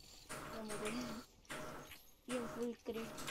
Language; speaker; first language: Spanish; native; Spanish